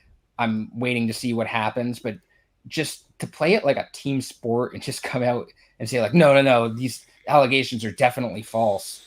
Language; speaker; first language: English; native; English